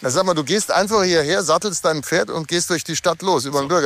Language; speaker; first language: German; native; German